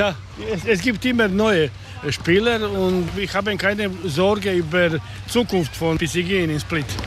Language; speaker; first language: German; non-native, learner; Croatian